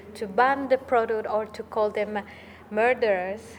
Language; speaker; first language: English; non-native, fluent; Spanish